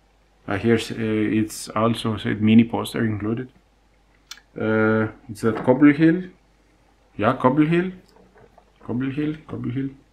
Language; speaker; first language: English; non-native, fluent; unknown